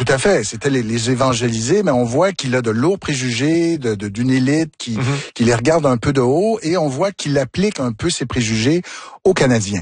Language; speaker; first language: French; native; French